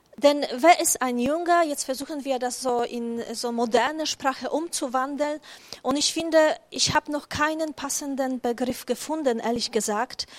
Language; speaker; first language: German; non-native, fluent; Polish